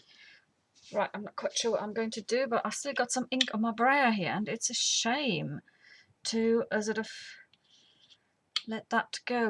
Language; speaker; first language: English; native; English